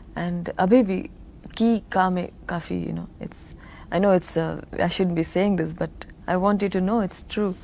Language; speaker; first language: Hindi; non-native, local second language; Tamil